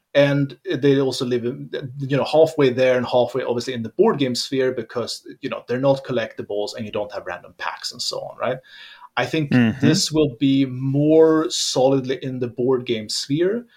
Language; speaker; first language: English; non-native, fluent; Swedish